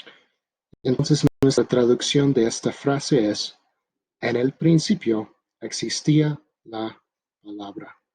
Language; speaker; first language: Spanish; non-native, fluent; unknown